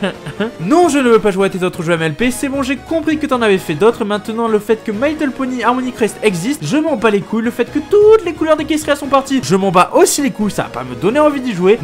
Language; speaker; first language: French; native; French